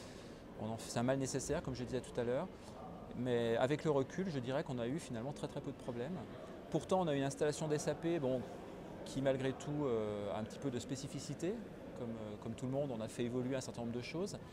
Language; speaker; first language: French; native; French